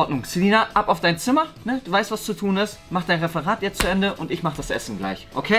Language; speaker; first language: German; native; German